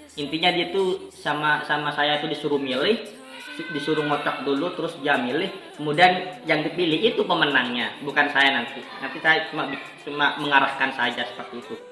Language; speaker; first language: Indonesian; non-native, local second language; Madurese